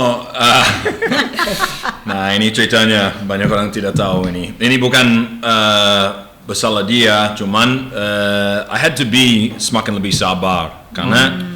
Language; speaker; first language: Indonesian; non-native, learner; English